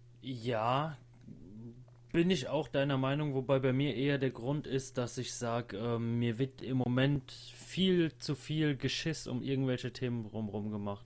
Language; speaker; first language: German; native; German